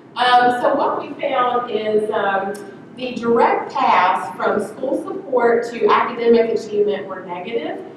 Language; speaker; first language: English; native; English